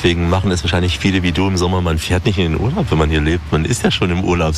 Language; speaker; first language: German; native; German